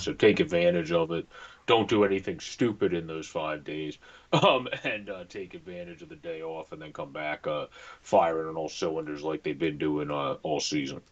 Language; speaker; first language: English; native; English